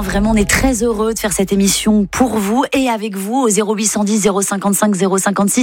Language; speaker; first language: French; native; French